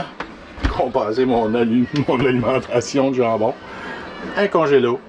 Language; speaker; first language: French; native; French